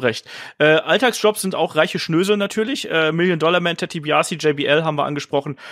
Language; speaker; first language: German; native; German